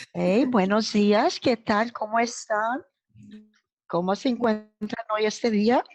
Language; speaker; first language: Spanish; native; Spanish